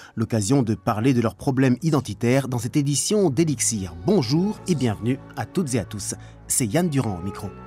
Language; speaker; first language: French; native; French